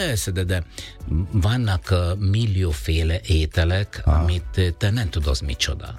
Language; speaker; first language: Hungarian; non-native, fluent; Italian